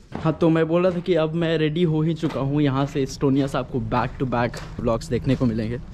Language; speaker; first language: Hindi; native; Hindi